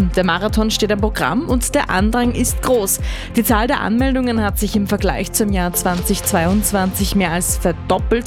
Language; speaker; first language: German; native; German